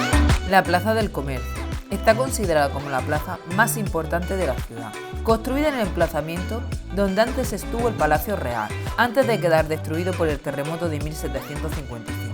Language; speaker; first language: Spanish; native; Spanish